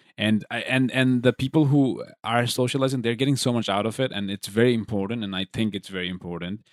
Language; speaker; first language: English; non-native, local second language; Bangla